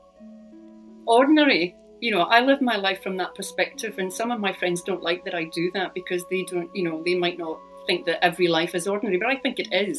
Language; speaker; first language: English; native; English